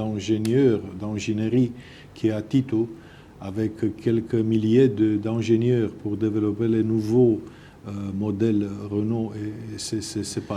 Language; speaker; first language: French; non-native, fluent; Romanian